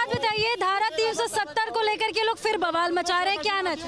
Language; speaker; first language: Hindi; native; Hindi